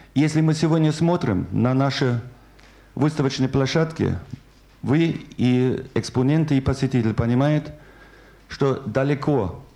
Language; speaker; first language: Russian; non-native, fluent; German